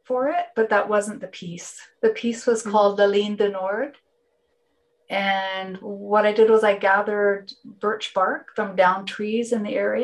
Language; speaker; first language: English; non-native, fluent; Finnish